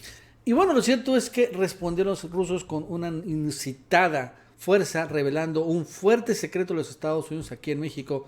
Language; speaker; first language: Spanish; native; Spanish